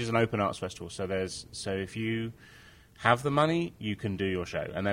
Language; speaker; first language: English; native; English